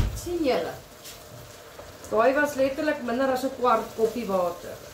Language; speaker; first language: Afrikaans; native; Afrikaans